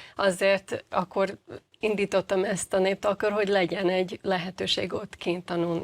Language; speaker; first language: Hungarian; non-native, fluent; English